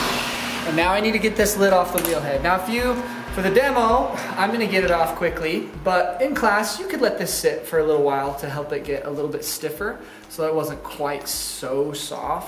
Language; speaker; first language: English; native; English